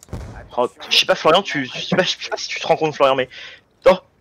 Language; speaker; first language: French; native; French